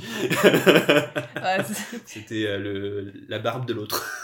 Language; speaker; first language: French; native; French